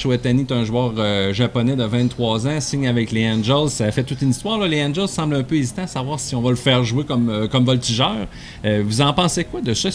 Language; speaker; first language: French; native; French